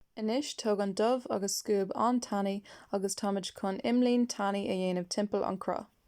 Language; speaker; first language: Irish; non-native, local second language; English